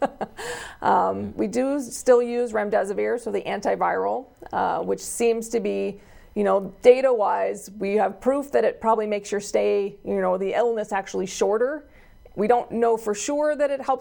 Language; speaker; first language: English; native; English